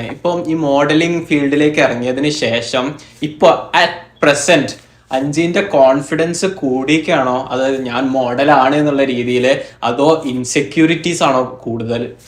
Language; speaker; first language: Malayalam; native; Malayalam